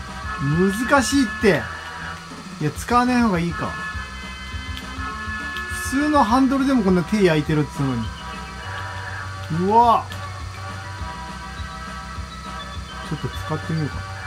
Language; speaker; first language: Japanese; native; Japanese